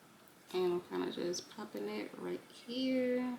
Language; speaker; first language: English; native; English